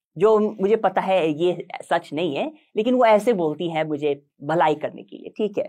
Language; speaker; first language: Hindi; non-native, fluent; English